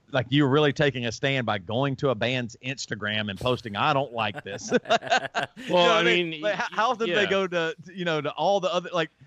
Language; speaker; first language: English; native; English